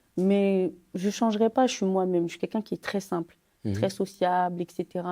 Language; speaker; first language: French; non-native, local second language; Haitian Creole